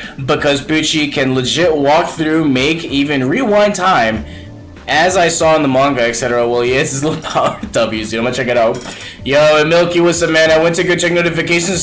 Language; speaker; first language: English; early bilingual, other home language; Spanish